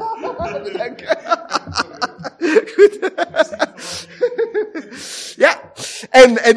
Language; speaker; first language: German; non-native, learner; Dutch